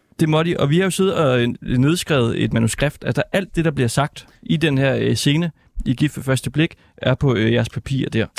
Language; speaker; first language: Danish; native; Danish